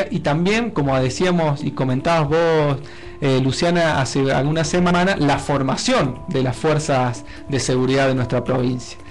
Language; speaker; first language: Spanish; native; Spanish